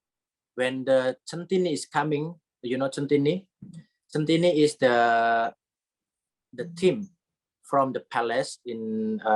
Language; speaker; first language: English; non-native, learner; Indonesian